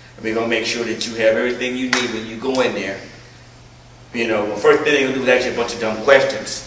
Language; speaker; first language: English; native; English